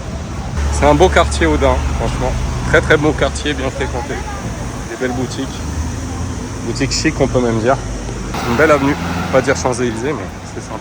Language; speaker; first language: French; native; French